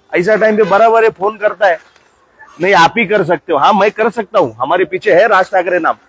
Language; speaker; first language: Hindi; non-native, local second language; Marathi